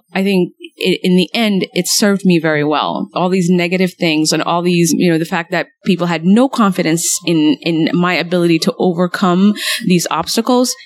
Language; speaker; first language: English; early bilingual, other home language; Somali